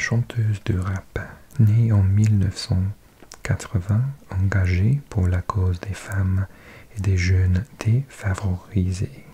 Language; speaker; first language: French; non-native, learner; English